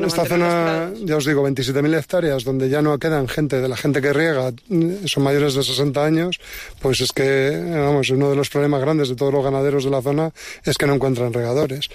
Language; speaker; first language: Spanish; native; Spanish